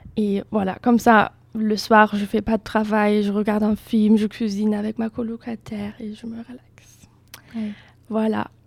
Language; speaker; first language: French; non-native, fluent; German